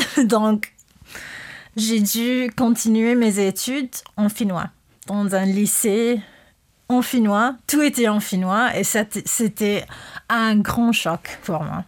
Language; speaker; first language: French; non-native, fluent; English